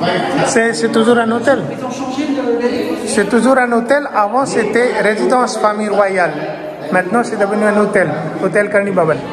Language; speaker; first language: French; non-native, fluent; Hindi